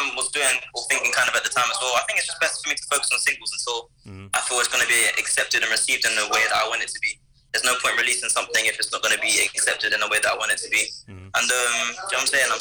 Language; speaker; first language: English; native; English